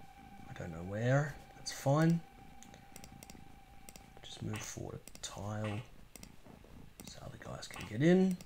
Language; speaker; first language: English; native; English